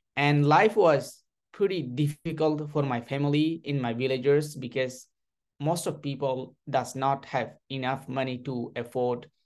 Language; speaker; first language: English; non-native, fluent; Burmese